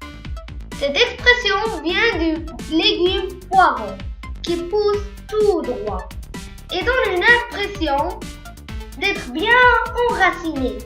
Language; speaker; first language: French; non-native, local second language; Arabic